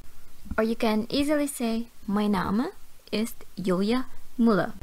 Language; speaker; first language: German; non-native, fluent; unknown